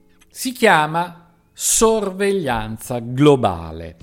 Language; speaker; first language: Italian; native; Italian